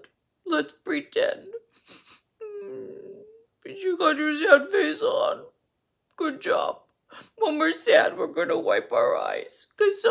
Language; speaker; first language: English; native; English